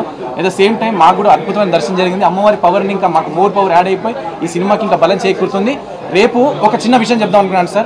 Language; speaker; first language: Telugu; native; Telugu